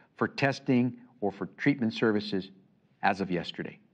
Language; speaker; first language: English; early bilingual, other home language; Spanish